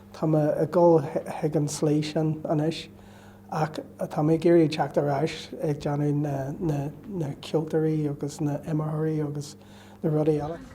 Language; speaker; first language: Irish; non-native, local second language; English